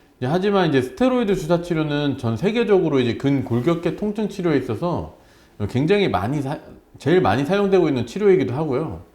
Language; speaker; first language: Korean; native; Korean